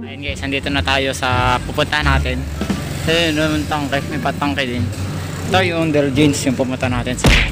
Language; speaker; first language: Filipino; native; Filipino